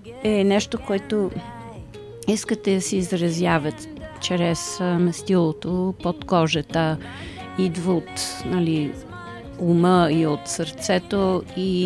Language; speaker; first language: Bulgarian; early bilingual, heritage; Bulgarian